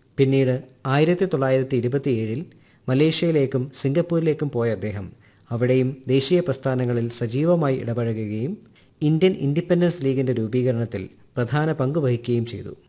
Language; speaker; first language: Malayalam; native; Malayalam